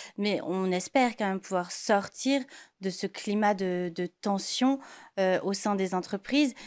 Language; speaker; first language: French; native; French